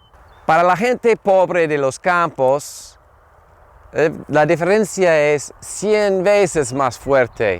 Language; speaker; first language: Spanish; non-native, fluent; English